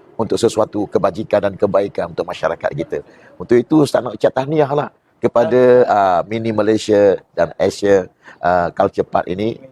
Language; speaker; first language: Malay; native; Malay